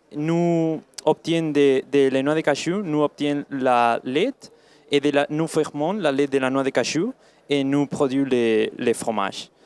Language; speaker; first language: French; non-native, learner; Spanish